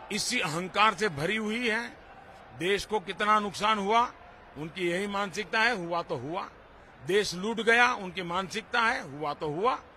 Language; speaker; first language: Hindi; non-native, local second language; Gujarati